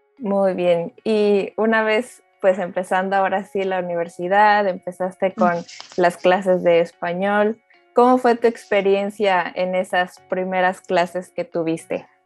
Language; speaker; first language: Spanish; native; Spanish